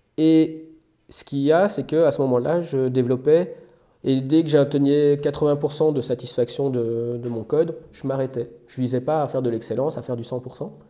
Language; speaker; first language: French; native; French